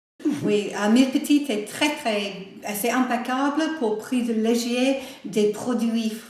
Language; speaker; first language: French; non-native, learner; English